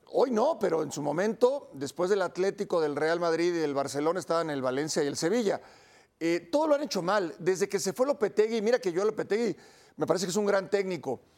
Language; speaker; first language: Spanish; native; Spanish